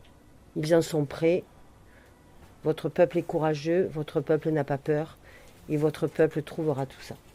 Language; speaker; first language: French; native; French